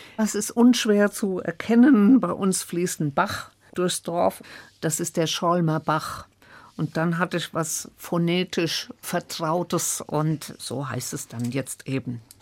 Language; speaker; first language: German; native; German